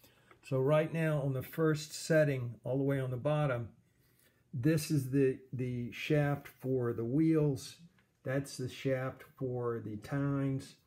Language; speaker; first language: English; native; English